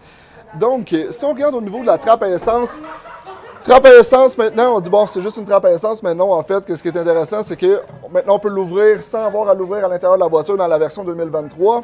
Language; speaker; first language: French; native; French